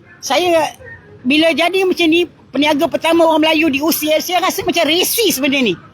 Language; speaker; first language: Malay; native; Malay